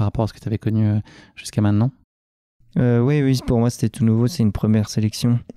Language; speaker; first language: French; native; French